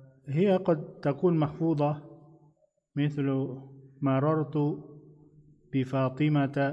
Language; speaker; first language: Arabic; non-native, fluent; Indonesian